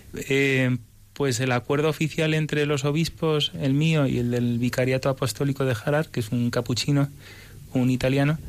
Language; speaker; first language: Spanish; early bilingual, other home language; English